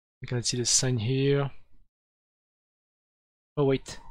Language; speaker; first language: English; non-native, learner; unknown